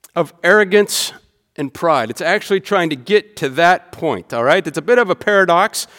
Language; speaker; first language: English; native; English